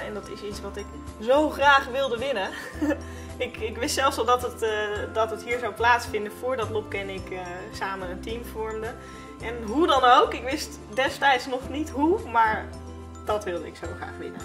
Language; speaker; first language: Dutch; native; Dutch